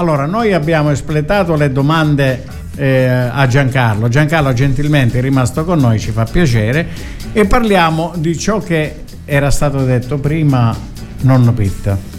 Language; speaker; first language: Italian; native; Italian